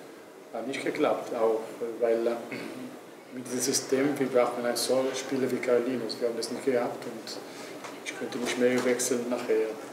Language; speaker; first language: German; non-native, local second language; Italian